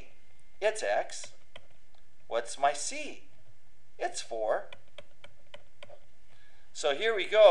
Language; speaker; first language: English; native; English